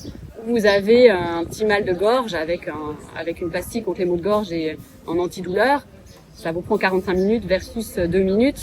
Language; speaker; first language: French; native; French